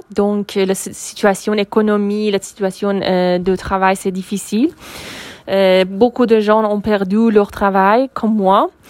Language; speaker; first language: French; non-native, learner; Persian